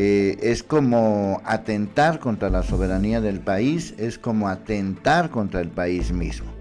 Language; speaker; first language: Spanish; native; Spanish